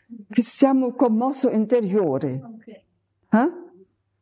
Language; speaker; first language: Italian; non-native, fluent; German